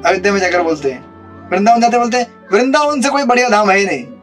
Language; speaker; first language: Hindi; non-native, local second language; Marathi